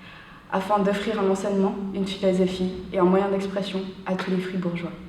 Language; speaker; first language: French; native; French